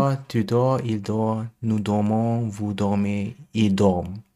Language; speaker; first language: French; non-native, learner; German